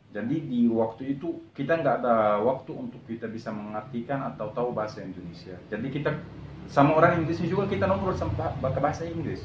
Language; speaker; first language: Indonesian; non-native, fluent; Arabic